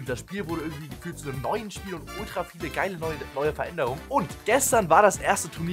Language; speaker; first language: German; native; German